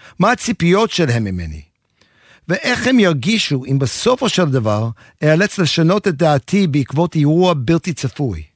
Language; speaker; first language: Hebrew; non-native, fluent; English